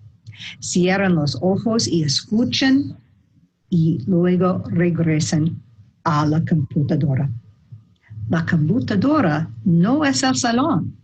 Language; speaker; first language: Spanish; non-native, learner; English